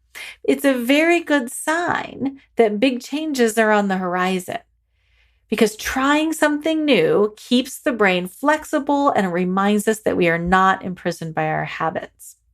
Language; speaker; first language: English; native; English